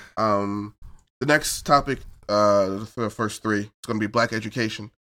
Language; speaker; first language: English; native; English